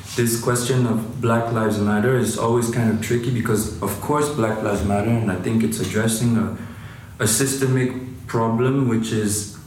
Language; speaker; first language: English; non-native, fluent; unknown